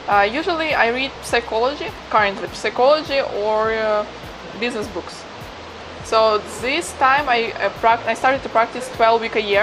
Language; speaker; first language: English; non-native, fluent; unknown